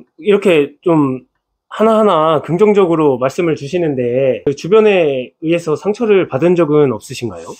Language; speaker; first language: Korean; native; Korean